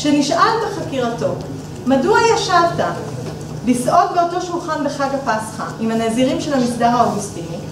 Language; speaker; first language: Hebrew; native; Hebrew